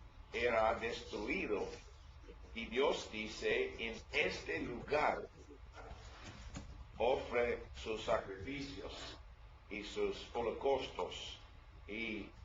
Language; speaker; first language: Spanish; non-native, learner; English